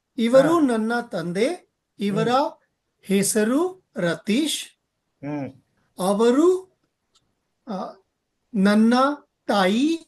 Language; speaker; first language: Kannada; non-native, learner; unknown